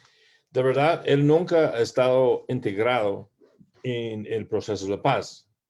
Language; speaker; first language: Spanish; non-native, learner; English